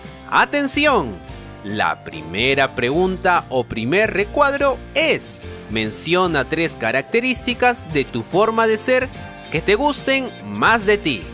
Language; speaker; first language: Spanish; native; Spanish